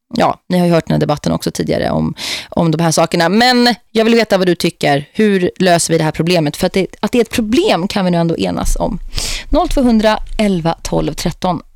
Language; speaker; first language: Swedish; native; Swedish